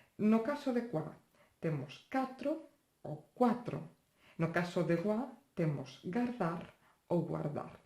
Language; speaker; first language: Galician; non-native, local second language; Spanish